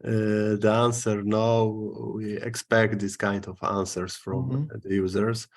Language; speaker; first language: English; non-native, fluent; Polish